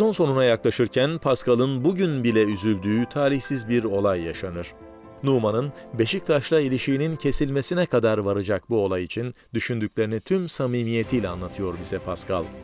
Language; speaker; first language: Turkish; native; Turkish